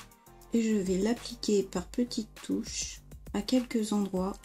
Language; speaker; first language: French; native; French